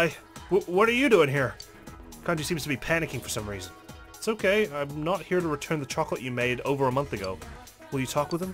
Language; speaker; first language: English; native; English